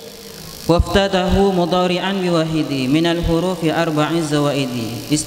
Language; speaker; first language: Arabic; non-native, fluent; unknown